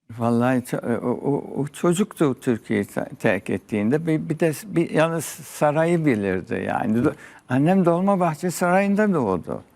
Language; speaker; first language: Turkish; early bilingual, heritage; Turkish